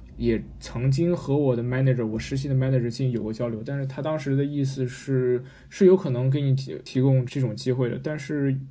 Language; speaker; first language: Chinese; native; Chinese